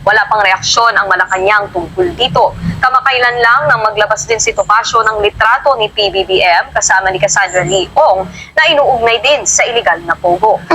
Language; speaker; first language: Filipino; native; Filipino